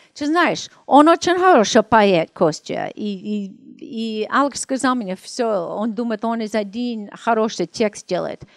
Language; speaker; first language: Russian; non-native, learner; English